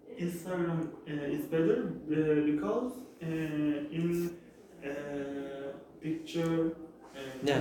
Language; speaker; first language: English; non-native, learner; Turkish